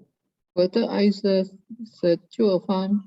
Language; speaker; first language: Chinese; non-native, learner; Indonesian